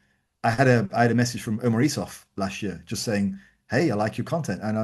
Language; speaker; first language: English; native; English